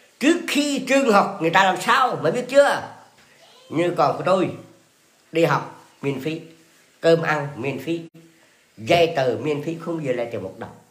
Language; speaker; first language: Vietnamese; non-native, local second language; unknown